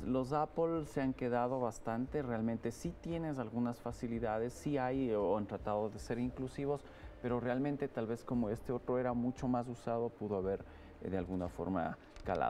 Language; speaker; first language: Spanish; native; Spanish